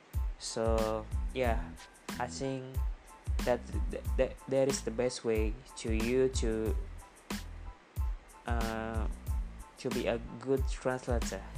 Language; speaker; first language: English; non-native, learner; Indonesian